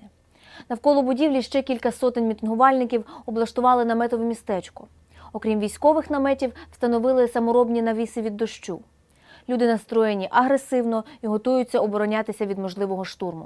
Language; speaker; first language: Ukrainian; native; Ukrainian